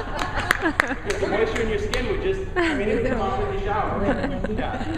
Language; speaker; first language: English; native; English